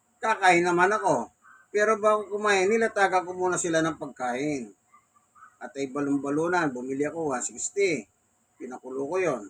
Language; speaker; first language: Filipino; non-native, local second language; Pampanga